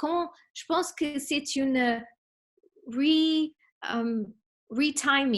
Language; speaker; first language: French; non-native, fluent; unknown